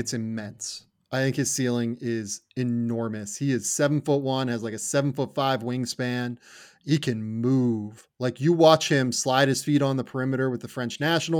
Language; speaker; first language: English; native; English